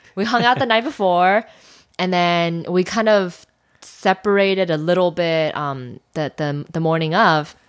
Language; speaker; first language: English; non-native, fluent; Chinese